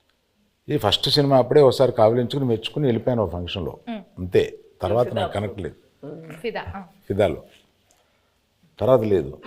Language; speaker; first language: Telugu; native; Telugu